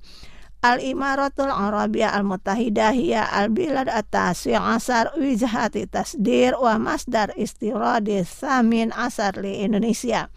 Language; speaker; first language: Arabic; non-native, fluent; Indonesian